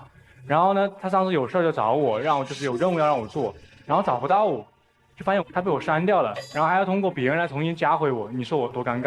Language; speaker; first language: Chinese; native; Chinese